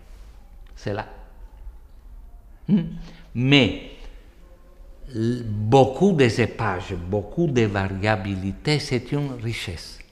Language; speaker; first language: French; non-native, fluent; Italian